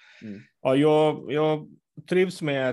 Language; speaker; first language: Swedish; non-native, fluent; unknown